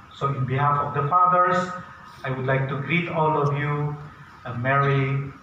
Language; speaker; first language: English; non-native, local second language; Filipino